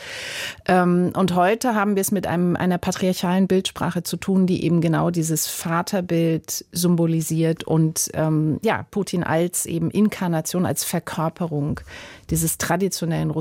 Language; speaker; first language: German; native; German